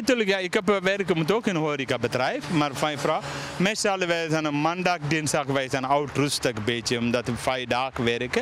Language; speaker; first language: Dutch; non-native, learner; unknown